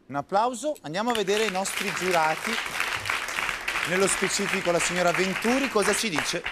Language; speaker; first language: Italian; native; Italian